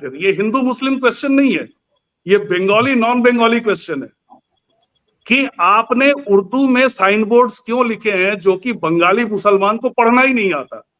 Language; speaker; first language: Hindi; native; Hindi